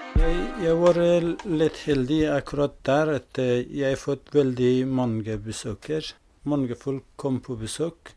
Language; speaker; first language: Norwegian; non-native, fluent; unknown